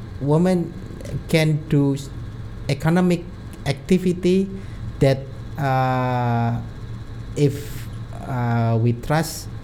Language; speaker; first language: English; non-native, learner; Indonesian